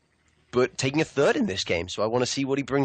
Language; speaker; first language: English; native; English